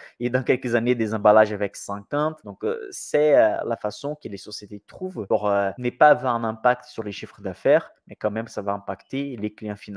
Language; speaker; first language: French; non-native, fluent; Portuguese